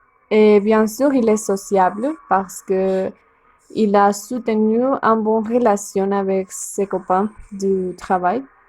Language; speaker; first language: French; non-native, learner; Spanish